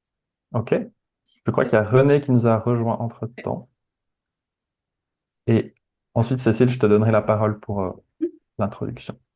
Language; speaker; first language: French; native; French